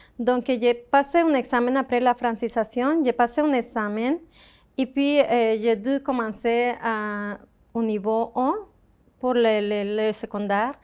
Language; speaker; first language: French; non-native, fluent; Spanish